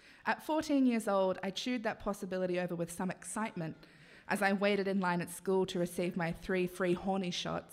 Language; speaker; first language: English; native; English